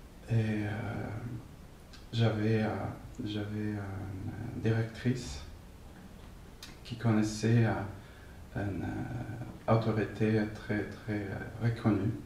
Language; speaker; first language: French; non-native, fluent; Swedish